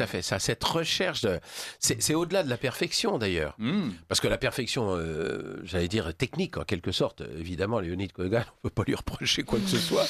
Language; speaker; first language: French; native; French